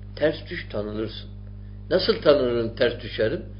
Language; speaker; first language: Turkish; non-native, fluent; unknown